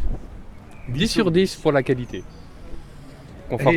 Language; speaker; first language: French; native; French